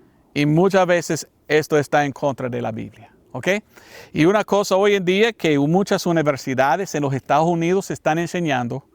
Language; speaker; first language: Spanish; non-native, learner; English